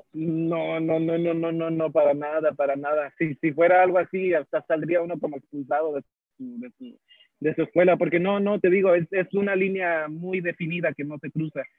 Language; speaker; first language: Spanish; early bilingual, heritage; Spanish